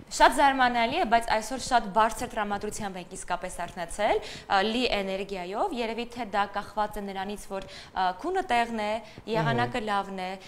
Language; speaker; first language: Armenian; native; Armenian